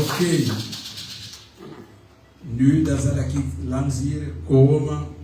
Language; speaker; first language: Dutch; non-native, learner; French